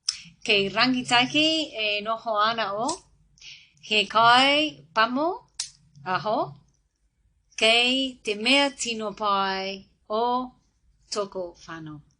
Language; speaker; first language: Māori; non-native, learner; Spanish